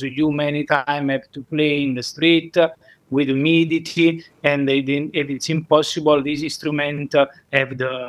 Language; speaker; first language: English; non-native, learner; Italian